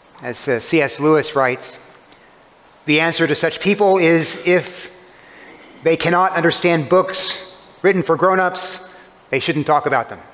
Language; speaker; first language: English; native; English